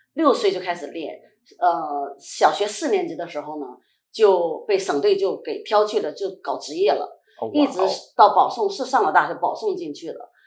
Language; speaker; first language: Chinese; native; Chinese